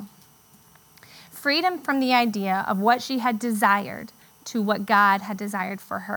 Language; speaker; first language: English; native; English